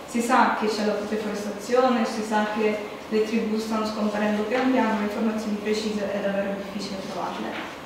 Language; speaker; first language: Italian; early bilingual, other home language; Portuguese